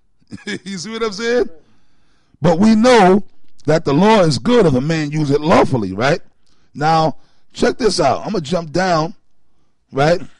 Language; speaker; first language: English; native; English